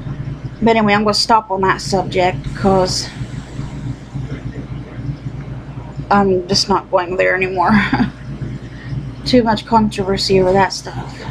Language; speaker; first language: English; native; English